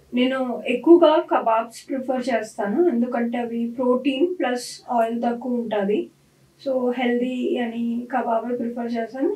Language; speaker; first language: Telugu; non-native, local second language; Punjabi